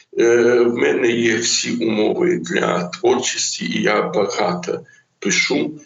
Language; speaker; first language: Ukrainian; non-native, local second language; Russian